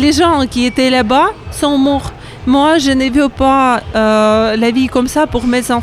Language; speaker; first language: French; non-native, learner; Ukrainian